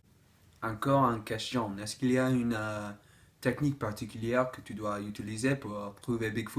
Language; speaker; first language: French; non-native, learner; English